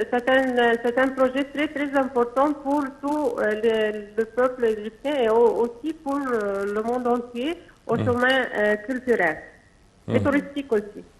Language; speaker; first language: French; non-native, local second language; Arabic